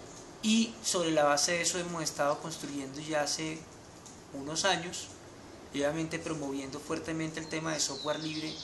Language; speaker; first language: Spanish; native; Spanish